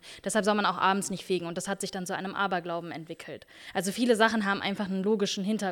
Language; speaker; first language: German; native; German